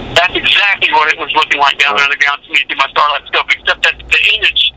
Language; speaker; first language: English; native; English